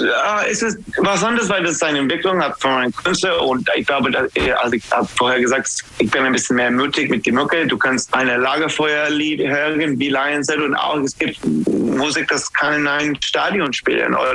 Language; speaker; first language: German; non-native, fluent; English